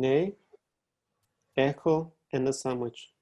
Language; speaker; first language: Greek; non-native, learner; English